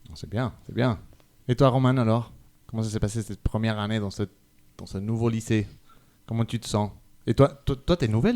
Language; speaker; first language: French; native; French